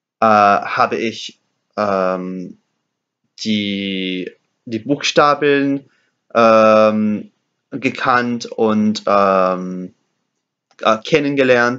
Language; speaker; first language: German; non-native, learner; English